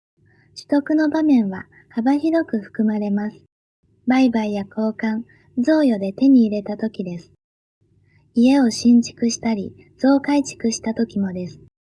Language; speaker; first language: Japanese; native; Japanese